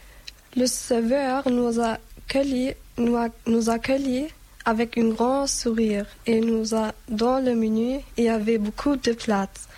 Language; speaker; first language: French; non-native, learner; German